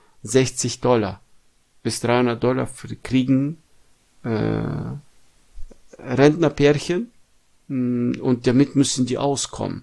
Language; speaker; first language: German; non-native, fluent; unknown